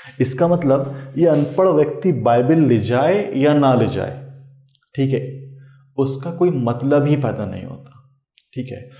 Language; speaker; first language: Hindi; native; Hindi